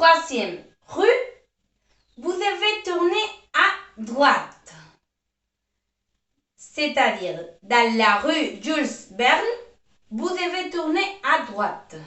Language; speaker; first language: French; non-native, fluent; Spanish